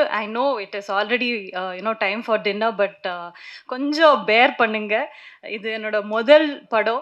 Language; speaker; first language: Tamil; non-native, learner; Kannada